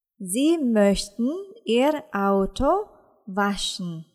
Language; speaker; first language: German; non-native, fluent; Indonesian